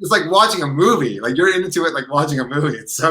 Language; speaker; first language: English; native; English